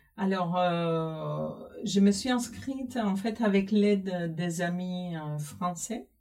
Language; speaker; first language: French; non-native, fluent; Spanish